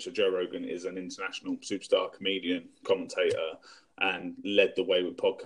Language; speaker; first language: English; native; English